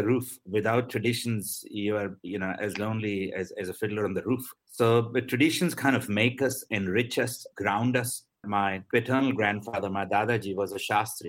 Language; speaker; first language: English; non-native, local second language; Hindi